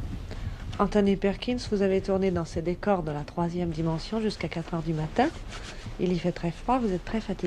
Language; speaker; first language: French; native; French